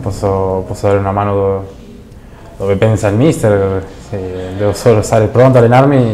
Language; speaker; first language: Italian; non-native, fluent; Spanish